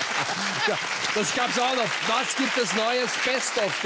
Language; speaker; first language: German; native; German